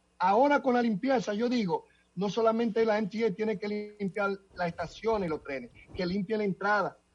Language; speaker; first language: Spanish; native; Spanish